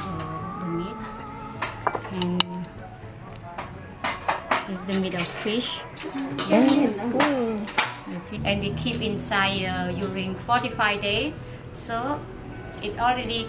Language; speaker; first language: English; non-native, learner; Khmer